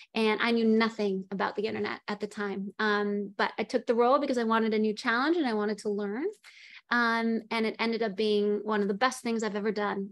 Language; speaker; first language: English; native; English